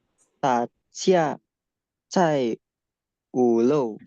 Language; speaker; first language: Chinese; non-native, learner; Indonesian